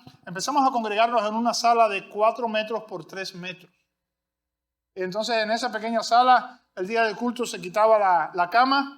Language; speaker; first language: Spanish; native; Spanish